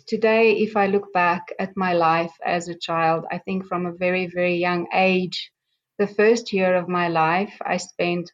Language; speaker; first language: English; non-native, local second language; Afrikaans